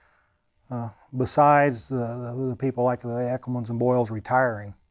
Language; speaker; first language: English; native; English